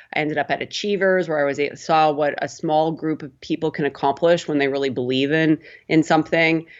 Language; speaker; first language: English; native; English